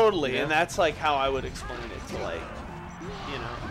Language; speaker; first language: English; native; English